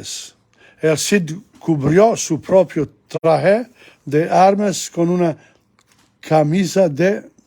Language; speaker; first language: Spanish; non-native, learner; English